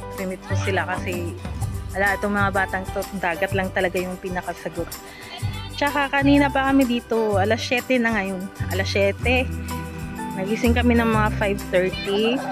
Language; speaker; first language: Filipino; non-native, local second language; Cebuano